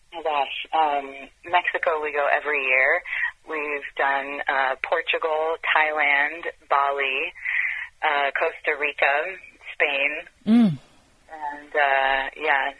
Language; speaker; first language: English; non-native, fluent; Hebrew